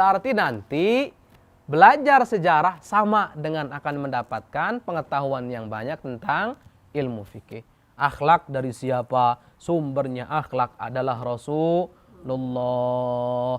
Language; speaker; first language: Indonesian; native; Indonesian